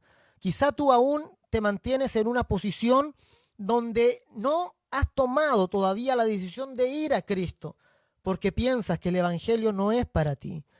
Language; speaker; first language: Spanish; native; Spanish